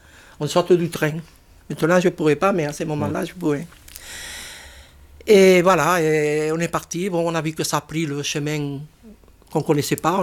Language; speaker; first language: French; non-native, fluent; Spanish